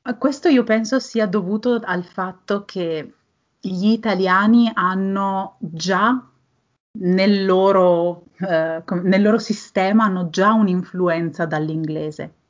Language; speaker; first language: Italian; native; Italian